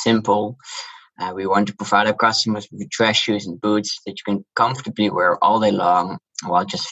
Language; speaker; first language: English; non-native, fluent; Dutch